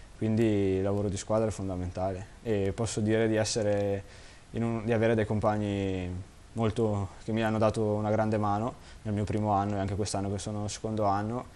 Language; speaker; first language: Italian; native; Italian